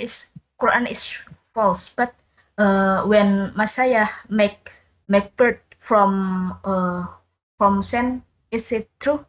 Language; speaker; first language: English; non-native, learner; Indonesian